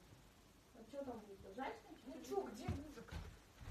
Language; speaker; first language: Russian; native; Russian